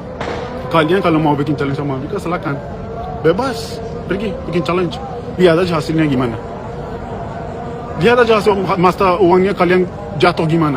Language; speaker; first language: Indonesian; non-native, learner; Persian